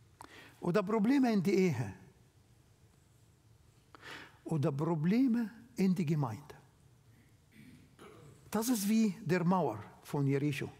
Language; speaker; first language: German; non-native, learner; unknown